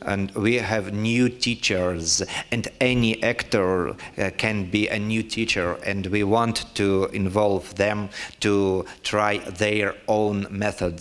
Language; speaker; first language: English; non-native, learner; Russian